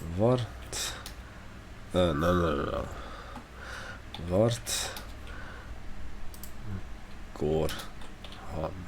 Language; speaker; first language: Swedish; non-native, learner; English